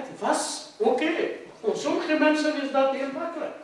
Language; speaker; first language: Dutch; non-native, fluent; Urdu